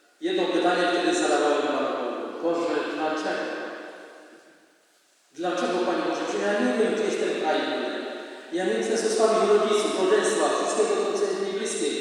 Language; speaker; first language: Polish; non-native, fluent; Indonesian